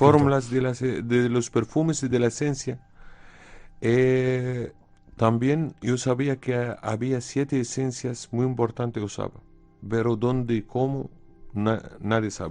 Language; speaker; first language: Spanish; non-native, fluent; Arabic